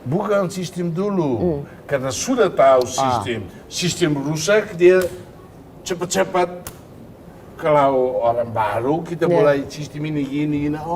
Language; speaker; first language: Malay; non-native, fluent; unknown